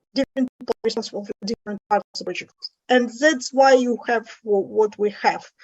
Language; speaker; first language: English; non-native, fluent; Russian